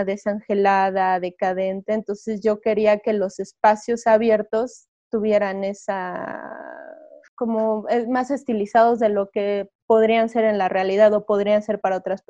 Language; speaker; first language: Spanish; native; Spanish